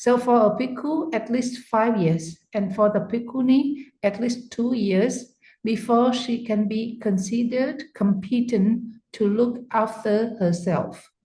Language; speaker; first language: English; non-native, fluent; Vietnamese